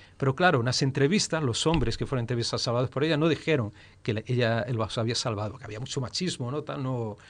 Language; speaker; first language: Spanish; early bilingual, heritage; Spanish